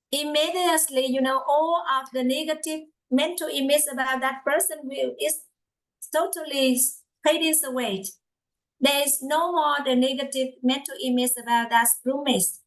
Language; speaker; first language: English; non-native, fluent; Vietnamese